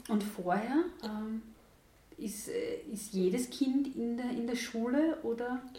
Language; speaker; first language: German; native; German